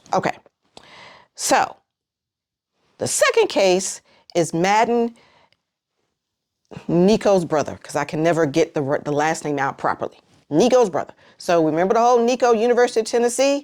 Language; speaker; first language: English; native; English